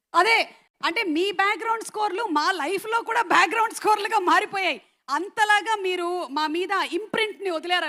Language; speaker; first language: Telugu; native; Telugu